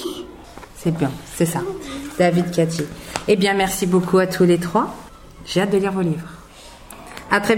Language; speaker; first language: French; native; French